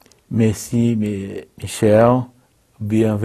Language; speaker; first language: French; non-native, learner; Portuguese